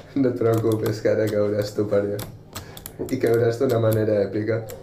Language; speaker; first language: Spanish; non-native, local second language; Catalan